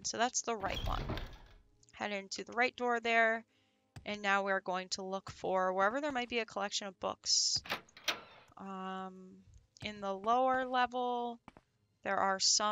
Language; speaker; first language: English; native; English